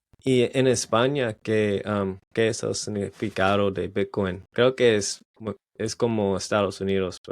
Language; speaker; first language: Spanish; non-native, learner; English